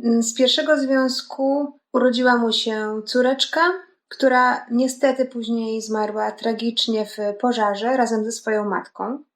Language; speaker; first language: Polish; native; Polish